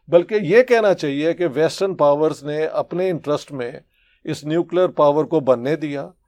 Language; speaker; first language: Hindi; native; Hindi